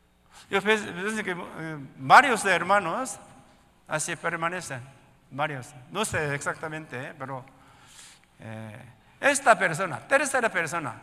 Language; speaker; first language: Spanish; non-native, learner; Korean